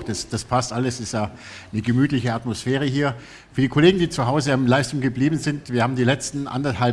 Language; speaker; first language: German; native; German